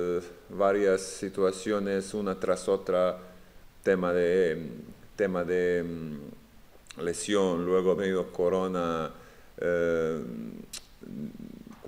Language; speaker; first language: Spanish; non-native, fluent; Serbian